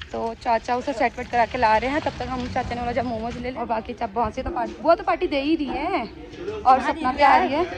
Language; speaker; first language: Hindi; native; Hindi